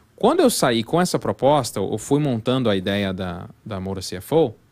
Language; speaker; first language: Portuguese; non-native, fluent; English